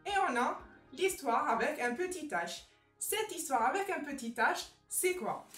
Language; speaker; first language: French; non-native, local second language; Arabic